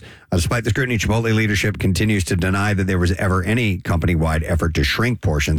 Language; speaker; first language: English; native; English